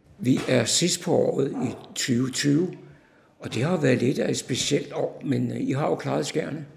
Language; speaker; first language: Danish; native; Danish